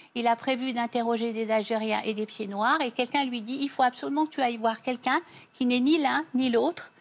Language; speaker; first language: French; native; French